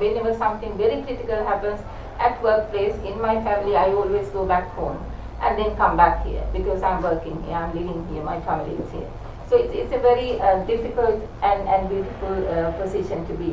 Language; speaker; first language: English; non-native, local second language; Sinhala